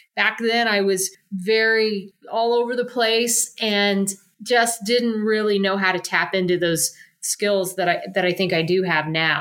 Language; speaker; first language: English; native; English